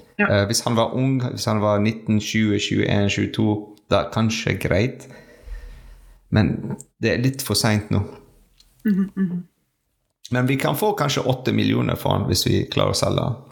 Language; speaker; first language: Norwegian; non-native, learner; French